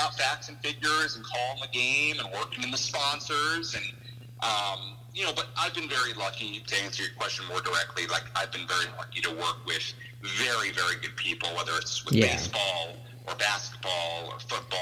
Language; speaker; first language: English; native; English